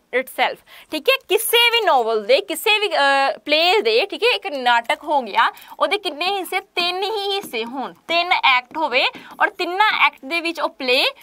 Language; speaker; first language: Hindi; non-native, local second language; Punjabi